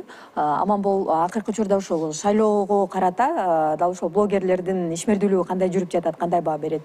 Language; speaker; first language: Kyrgyz; native; Kyrgyz